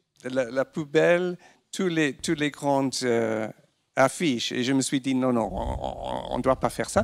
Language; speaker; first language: French; non-native, fluent; English